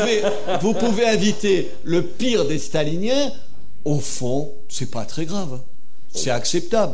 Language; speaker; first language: French; native; French